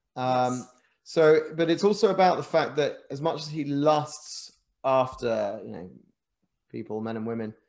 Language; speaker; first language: English; native; English